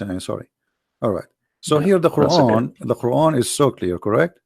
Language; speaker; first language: English; non-native, local second language; Arabic